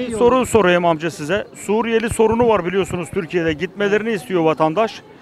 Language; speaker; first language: Turkish; native; Turkish